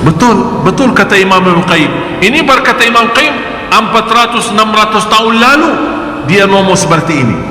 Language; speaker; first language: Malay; non-native, fluent; Arabic